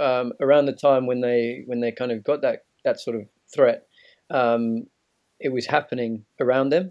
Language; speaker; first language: English; native; English